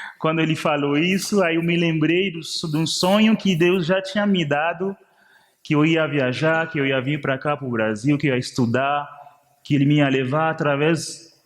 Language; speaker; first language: Portuguese; non-native, fluent; Haitian Creole